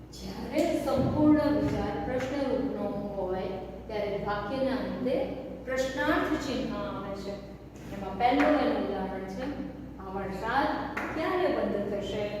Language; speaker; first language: Gujarati; native; Gujarati